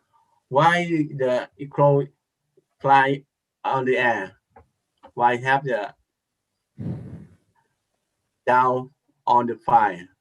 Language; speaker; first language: English; non-native, learner; Thai